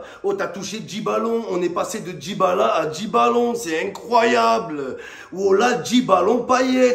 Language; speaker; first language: French; native; French